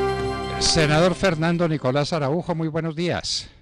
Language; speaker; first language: Spanish; native; Spanish